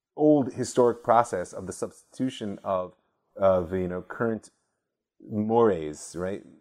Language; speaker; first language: English; native; English